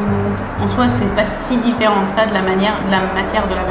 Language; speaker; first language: French; native; French